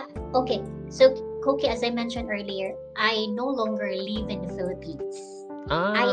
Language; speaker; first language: English; non-native, local second language; Filipino